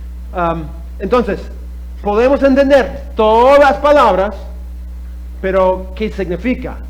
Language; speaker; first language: Spanish; non-native, fluent; English